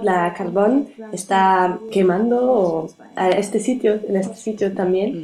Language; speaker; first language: Spanish; non-native, learner; German